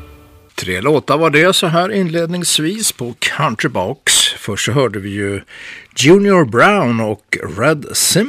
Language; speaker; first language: Swedish; native; Swedish